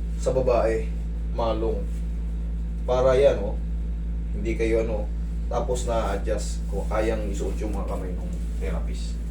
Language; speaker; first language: Filipino; native; Filipino